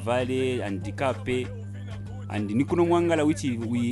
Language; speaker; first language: English; non-native, local second language; Bemba